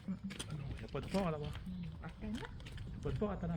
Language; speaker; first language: French; non-native, local second language; Malagasy